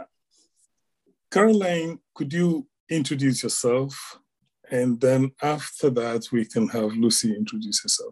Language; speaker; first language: English; non-native, local second language; Ewe